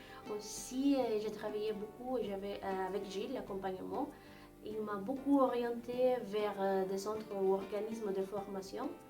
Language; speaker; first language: French; non-native, fluent; Spanish